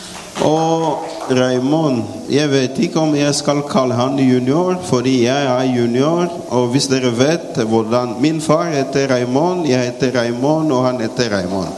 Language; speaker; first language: Norwegian; non-native, fluent; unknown